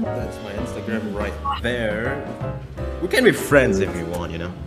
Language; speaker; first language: English; non-native, fluent; Indonesian